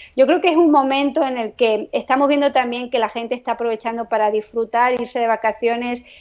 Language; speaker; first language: Spanish; native; Spanish